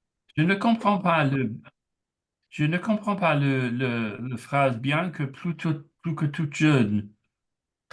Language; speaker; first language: French; non-native, learner; English